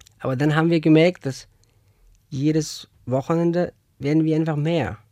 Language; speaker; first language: German; non-native, fluent; Persian